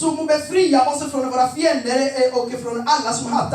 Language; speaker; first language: Swedish; non-native, fluent; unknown